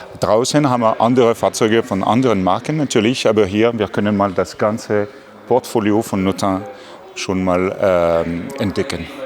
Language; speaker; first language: German; non-native, fluent; French